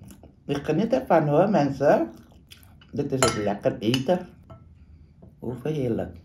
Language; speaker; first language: Dutch; non-native, local second language; Caribbean Hindustani